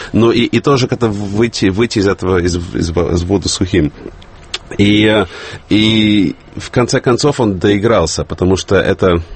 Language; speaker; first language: Russian; early bilingual, heritage; Russian